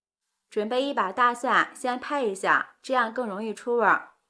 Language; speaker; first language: Chinese; native; Chinese